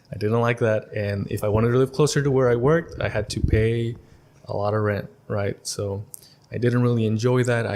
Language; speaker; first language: English; early bilingual, other home language; Spanish